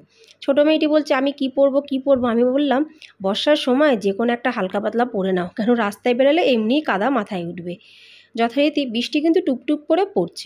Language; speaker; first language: Bangla; native; Bangla